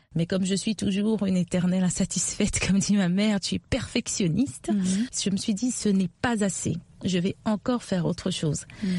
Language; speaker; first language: French; non-native, local second language; Lingala